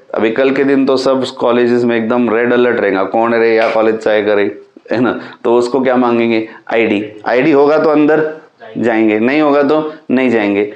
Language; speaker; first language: Hindi; non-native, local second language; Marathi